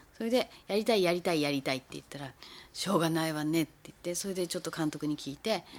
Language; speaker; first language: Japanese; native; Japanese